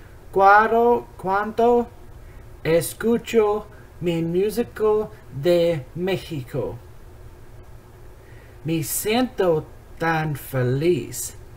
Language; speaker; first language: Spanish; non-native, learner; English